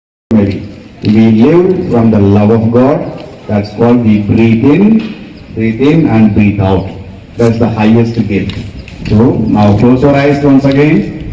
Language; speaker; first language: English; non-native, local second language; Telugu